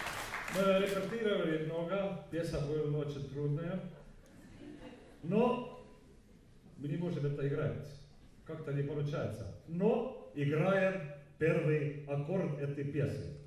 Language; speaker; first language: Russian; non-native, learner; Estonian